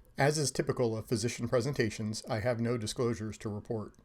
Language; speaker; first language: English; native; English